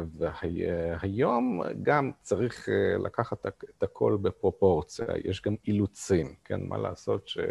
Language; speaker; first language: Hebrew; non-native, fluent; Russian